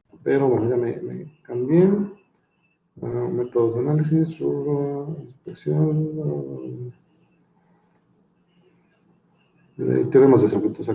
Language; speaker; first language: Spanish; native; Spanish